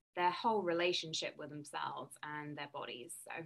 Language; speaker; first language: English; native; English